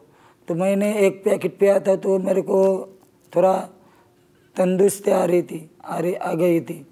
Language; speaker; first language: Hindi; non-native, local second language; Marathi